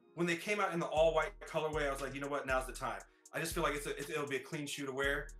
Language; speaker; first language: English; native; English